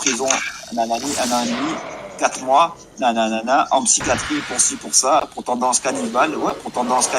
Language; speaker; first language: French; native; French